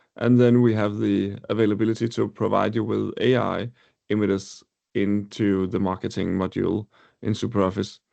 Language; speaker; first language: English; non-native, fluent; Danish